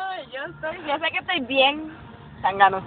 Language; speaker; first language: Spanish; native; Spanish